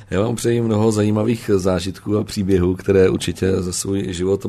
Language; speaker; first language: Czech; native; Czech